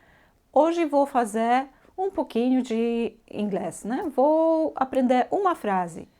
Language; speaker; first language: Portuguese; non-native, fluent; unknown